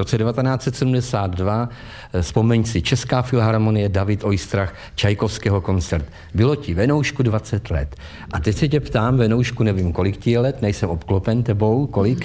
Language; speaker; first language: Czech; native; Czech